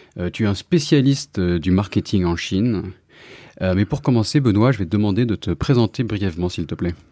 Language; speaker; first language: French; native; French